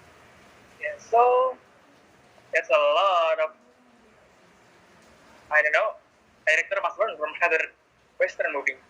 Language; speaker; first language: English; non-native, learner; Indonesian